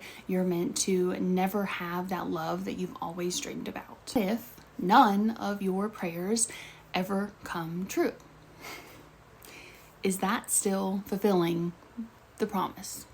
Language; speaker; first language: English; native; English